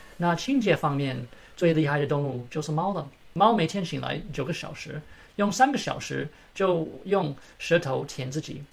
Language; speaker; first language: Chinese; early bilingual, heritage; Chinese